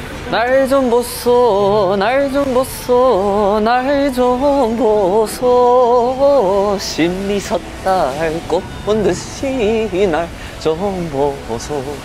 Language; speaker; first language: Korean; native; Korean